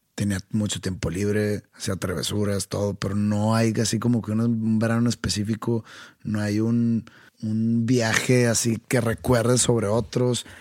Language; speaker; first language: Spanish; native; Spanish